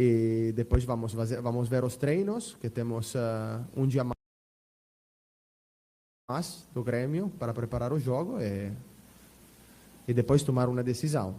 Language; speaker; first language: Portuguese; non-native, fluent; Italian